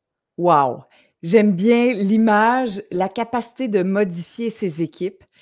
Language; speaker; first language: French; native; French